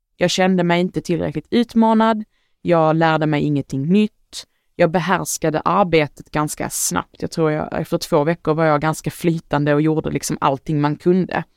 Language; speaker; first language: Swedish; early bilingual, other home language; Arabic